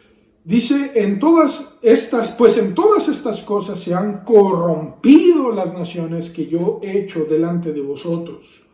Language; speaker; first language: Spanish; native; Spanish